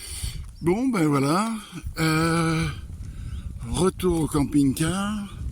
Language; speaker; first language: French; native; French